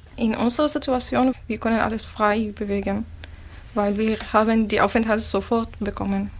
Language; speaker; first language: German; non-native, learner; Arabic